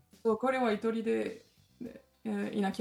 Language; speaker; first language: Japanese; non-native, learner; French